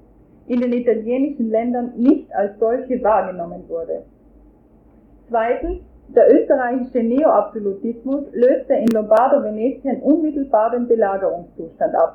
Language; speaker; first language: German; native; German